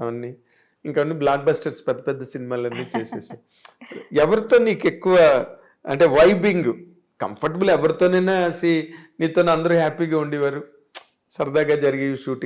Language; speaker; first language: Telugu; native; Telugu